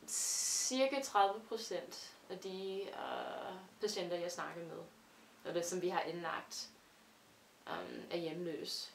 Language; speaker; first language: Danish; non-native, fluent; English